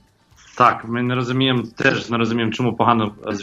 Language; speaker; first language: Ukrainian; non-native, fluent; English